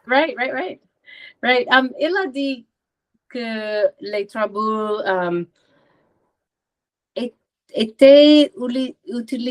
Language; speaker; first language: French; non-native, learner; English